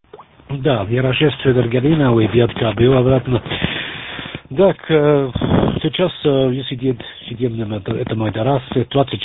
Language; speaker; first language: Russian; non-native, learner; German